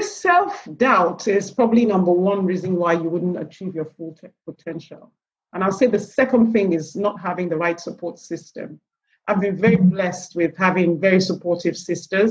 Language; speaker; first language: English; non-native, local second language; Yoruba